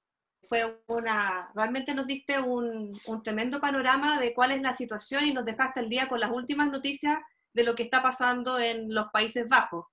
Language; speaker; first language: Spanish; native; Spanish